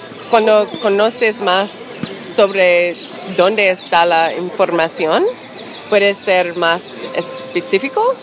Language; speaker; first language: Spanish; non-native, learner; English